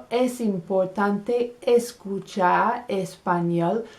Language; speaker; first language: Spanish; non-native, fluent; English